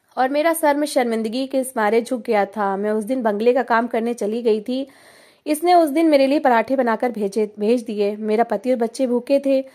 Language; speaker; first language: Hindi; native; Hindi